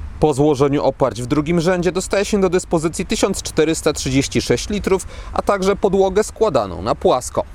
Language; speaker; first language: Polish; native; Polish